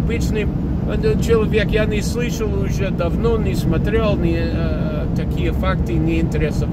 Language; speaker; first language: Russian; non-native, fluent; English